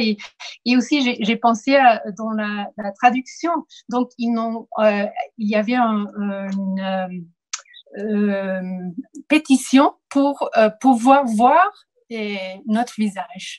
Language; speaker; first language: French; non-native, fluent; Spanish